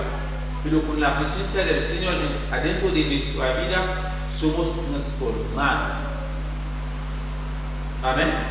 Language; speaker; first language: Spanish; non-native, fluent; French